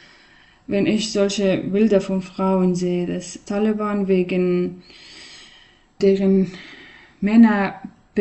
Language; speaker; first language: German; non-native, fluent; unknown